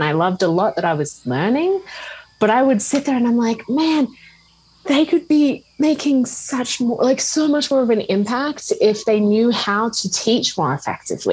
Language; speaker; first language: English; native; English